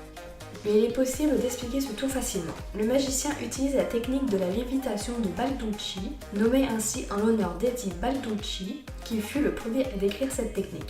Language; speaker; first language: French; native; French